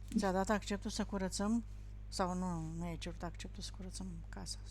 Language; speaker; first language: Romanian; native; Romanian